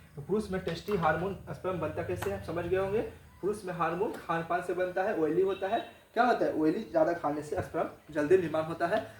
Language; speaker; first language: Hindi; native; Hindi